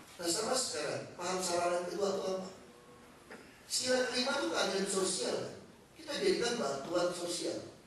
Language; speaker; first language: Indonesian; native; Indonesian